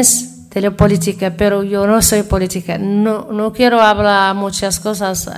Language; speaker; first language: Spanish; non-native, learner; Arabic